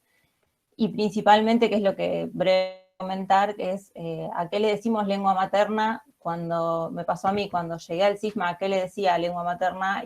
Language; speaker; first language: Spanish; native; Spanish